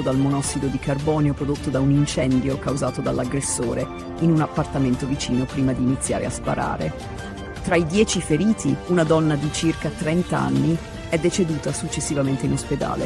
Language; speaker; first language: Italian; native; Italian